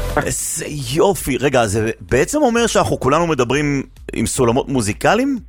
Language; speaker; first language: Hebrew; native; Hebrew